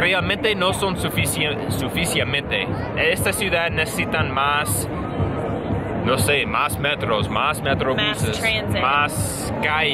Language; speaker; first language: Spanish; non-native, learner; English